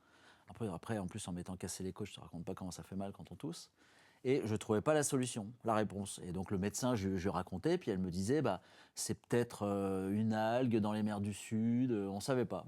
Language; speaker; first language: French; native; French